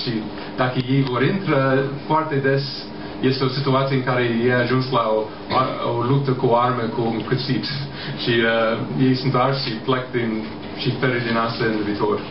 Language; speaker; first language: Romanian; non-native, fluent; English